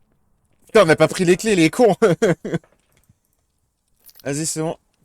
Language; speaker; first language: French; native; French